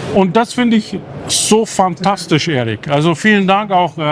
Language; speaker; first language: German; native; German